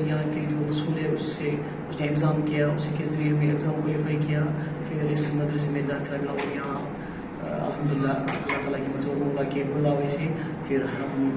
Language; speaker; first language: Hindi; non-native, local second language; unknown